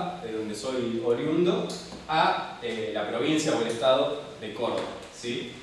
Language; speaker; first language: Spanish; native; Spanish